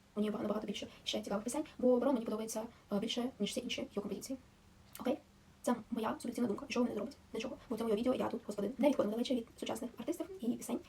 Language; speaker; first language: Ukrainian; non-native, local second language; Russian